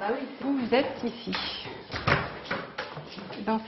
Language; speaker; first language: French; native; French